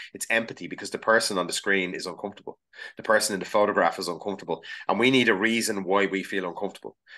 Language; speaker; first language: English; native; English